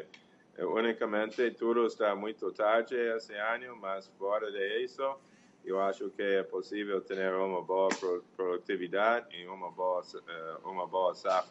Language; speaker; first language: Spanish; non-native, fluent; English